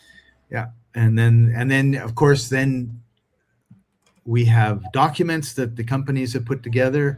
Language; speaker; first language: English; native; English